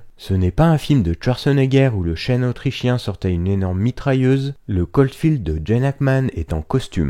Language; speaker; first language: French; native; French